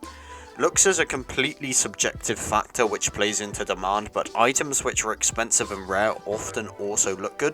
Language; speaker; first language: English; native; English